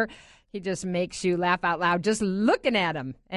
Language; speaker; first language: English; native; English